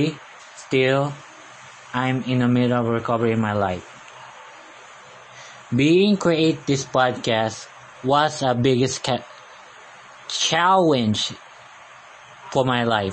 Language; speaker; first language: English; non-native, local second language; Filipino